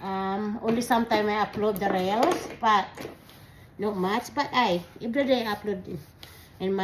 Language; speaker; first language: English; non-native, learner; Filipino